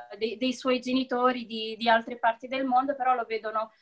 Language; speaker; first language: Italian; early bilingual, other home language; Arabic